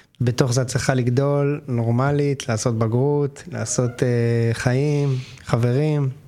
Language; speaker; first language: Hebrew; native; Hebrew